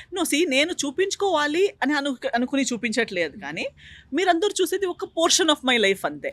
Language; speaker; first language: Telugu; non-native, fluent; Konkani